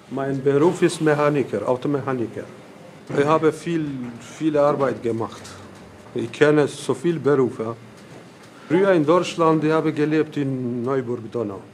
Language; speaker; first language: German; non-native, learner; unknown